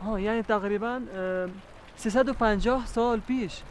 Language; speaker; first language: Persian; non-native, learner; Arabic